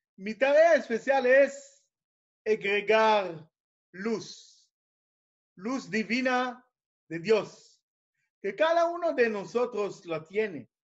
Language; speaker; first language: Spanish; non-native, fluent; Hebrew